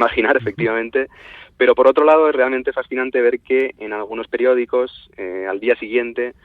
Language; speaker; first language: Spanish; native; Spanish